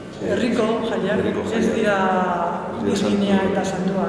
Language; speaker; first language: Basque; non-native, local second language; Spanish